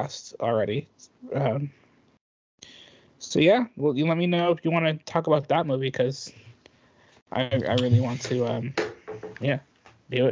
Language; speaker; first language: English; native; English